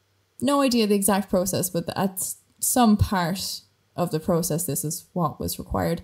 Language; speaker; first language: English; native; English